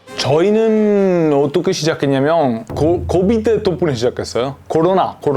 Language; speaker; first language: Korean; non-native, fluent; Italian